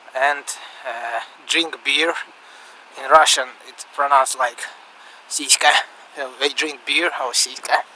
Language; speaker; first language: English; non-native, learner; Russian